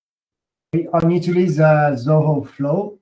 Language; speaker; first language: French; non-native, learner; English